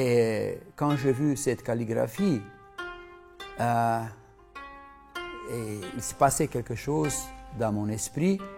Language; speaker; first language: French; non-native, fluent; Macedonian